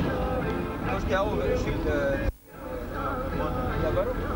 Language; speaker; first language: German; non-native, learner; Serbian